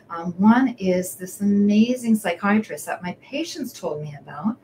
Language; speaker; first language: English; native; English